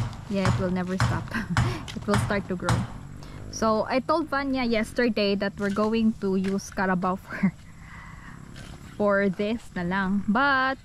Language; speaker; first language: English; non-native, local second language; Cebuano